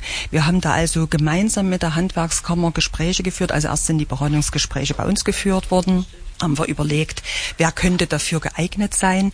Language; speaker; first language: German; native; German